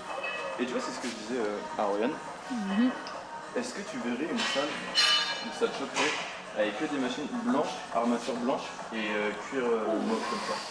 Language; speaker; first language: French; native; French